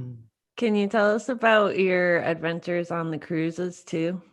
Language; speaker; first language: English; native; English